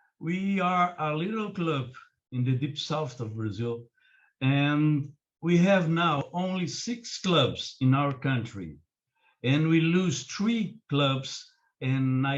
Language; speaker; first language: English; non-native, learner; Portuguese